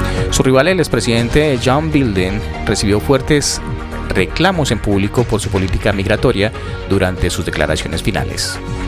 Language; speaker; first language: Spanish; native; Spanish